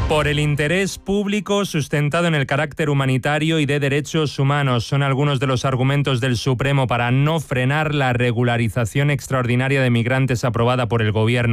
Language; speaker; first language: Spanish; native; Spanish